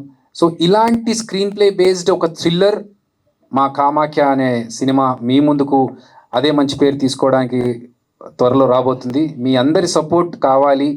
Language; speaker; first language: Telugu; native; Telugu